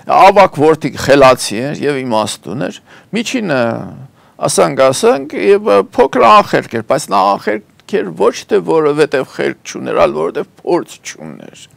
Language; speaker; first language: Armenian; native; Armenian